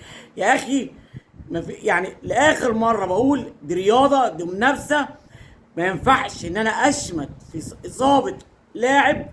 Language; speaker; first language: Arabic; native; Arabic